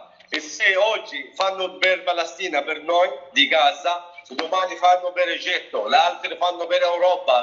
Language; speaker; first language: Italian; non-native, learner; Arabic